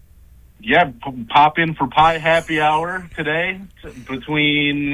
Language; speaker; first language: English; native; English